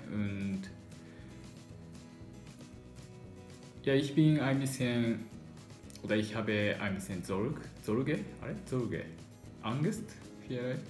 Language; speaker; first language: German; non-native, learner; Japanese